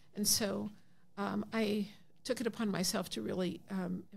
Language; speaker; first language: English; native; English